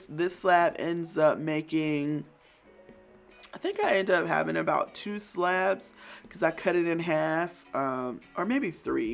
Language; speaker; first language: English; native; English